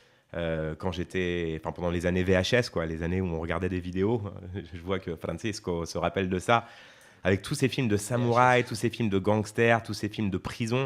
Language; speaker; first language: French; native; French